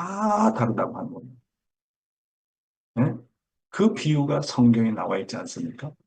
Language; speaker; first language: Korean; native; Korean